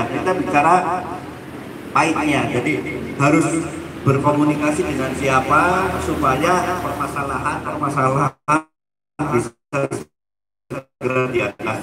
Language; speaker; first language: Indonesian; native; Indonesian